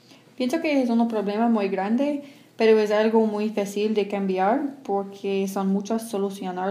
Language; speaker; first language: Spanish; non-native, learner; English